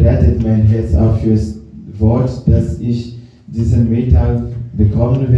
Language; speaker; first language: German; non-native, learner; French